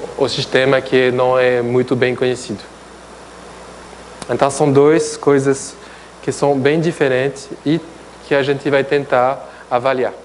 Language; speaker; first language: Portuguese; non-native, fluent; French